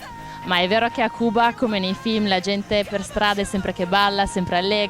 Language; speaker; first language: Italian; native; Italian